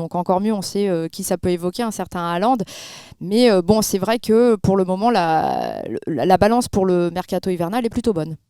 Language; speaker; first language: French; native; French